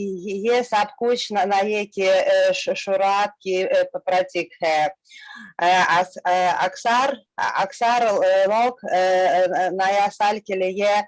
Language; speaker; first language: Hindi; non-native, learner; Russian